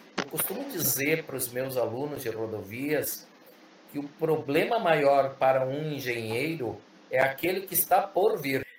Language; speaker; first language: Portuguese; early bilingual, other home language; Spanish